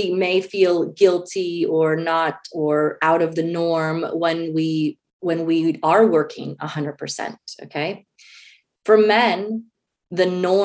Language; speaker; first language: English; native; English